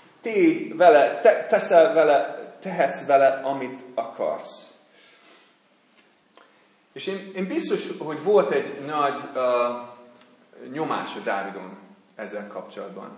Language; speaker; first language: Hungarian; non-native, fluent; English